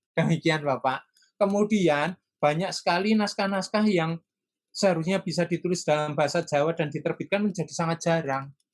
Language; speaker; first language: Indonesian; non-native, local second language; Javanese